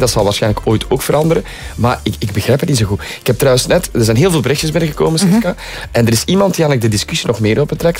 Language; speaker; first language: Dutch; native; Dutch